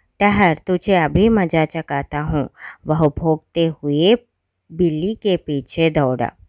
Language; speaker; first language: Hindi; non-native, local second language; Malayalam